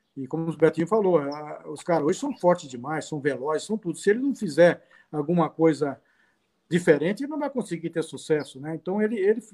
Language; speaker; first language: Portuguese; native; Portuguese